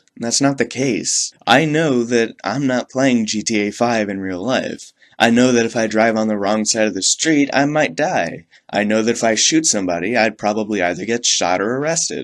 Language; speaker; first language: English; native; English